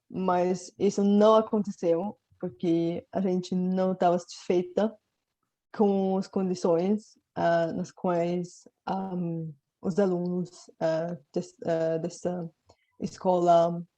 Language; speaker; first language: Portuguese; non-native, fluent; Bulgarian